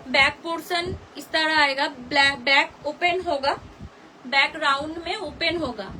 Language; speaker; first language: Hindi; non-native, local second language; Bangla